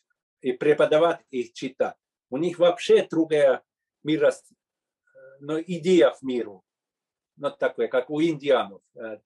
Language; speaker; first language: Russian; non-native, fluent; Finnish